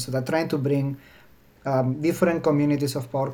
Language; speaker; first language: English; non-native, fluent; Spanish